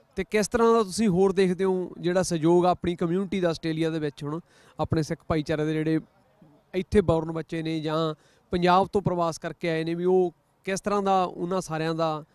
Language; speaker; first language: Punjabi; native; Punjabi